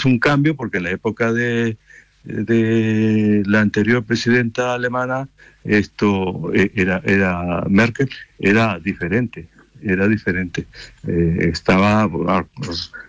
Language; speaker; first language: Spanish; native; Spanish